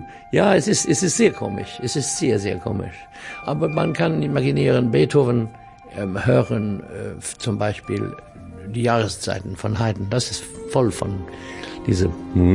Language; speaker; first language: German; non-native, fluent; English